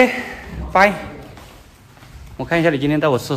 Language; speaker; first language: Chinese; native; Chinese